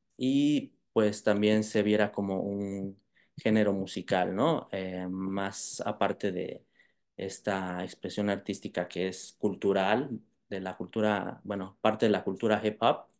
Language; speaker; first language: Spanish; native; Spanish